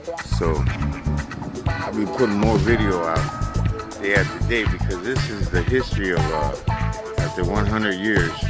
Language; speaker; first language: English; non-native, local second language; Spanish